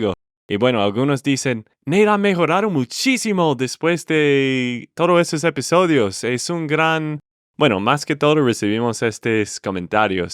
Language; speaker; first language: Spanish; non-native, fluent; English